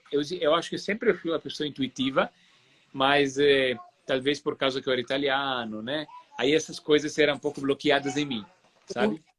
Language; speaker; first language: Portuguese; non-native, fluent; Italian